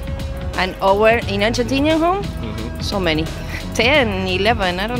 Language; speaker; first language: English; non-native, learner; Spanish